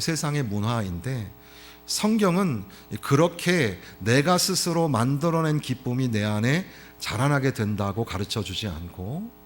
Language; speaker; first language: Korean; native; Korean